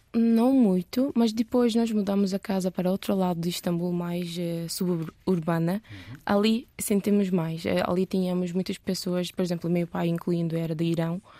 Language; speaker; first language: Portuguese; non-native, learner; Turkish